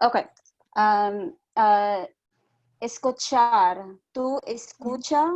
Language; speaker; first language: Spanish; non-native, learner; English